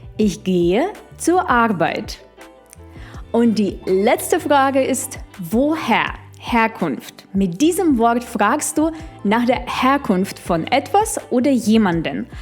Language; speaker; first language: German; non-native, fluent; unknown